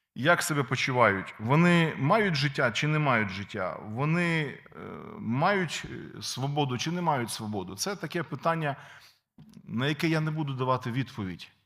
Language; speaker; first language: Ukrainian; non-native, local second language; Russian